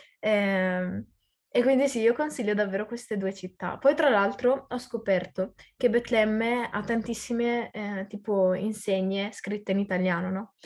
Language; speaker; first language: Italian; early bilingual, other home language; Arabic